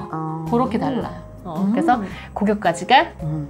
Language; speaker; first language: Korean; native; Korean